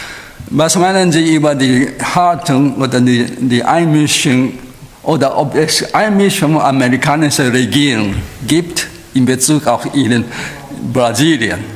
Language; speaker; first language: German; non-native, fluent; Chinese